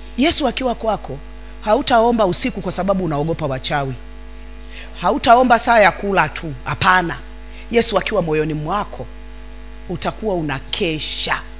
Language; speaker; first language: Swahili; native; Swahili